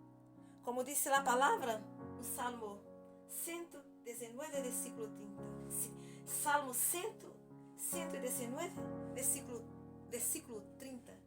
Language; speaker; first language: Spanish; non-native, learner; Portuguese